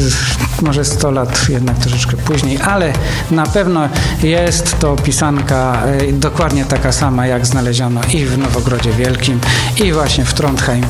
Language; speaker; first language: Polish; native; Polish